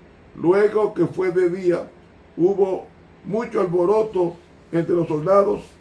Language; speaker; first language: Spanish; native; Spanish